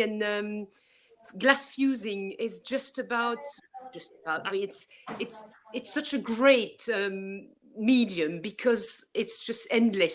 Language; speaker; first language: English; non-native, fluent; French